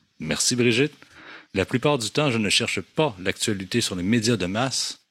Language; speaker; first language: French; native; French